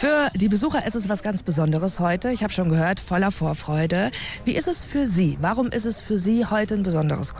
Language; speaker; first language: German; native; German